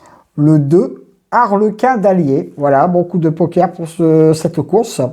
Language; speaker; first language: French; native; French